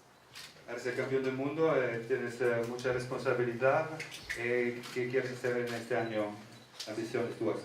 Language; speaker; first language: Spanish; non-native, learner; Italian